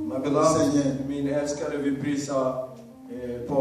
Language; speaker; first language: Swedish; non-native, learner; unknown